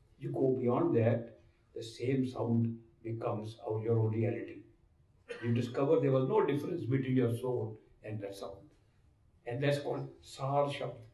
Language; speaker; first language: English; non-native, local second language; Hindi